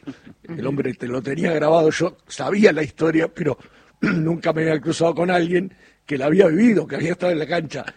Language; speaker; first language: Spanish; native; Spanish